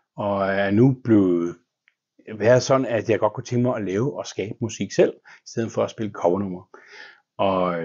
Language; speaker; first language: Danish; native; Danish